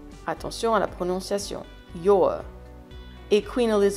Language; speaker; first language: French; non-native, fluent; English